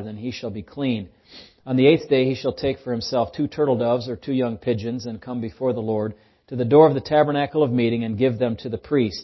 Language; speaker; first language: English; native; English